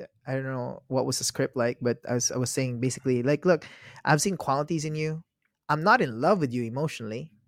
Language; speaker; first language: English; non-native, local second language; Filipino